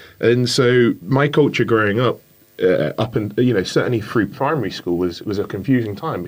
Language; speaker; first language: English; native; English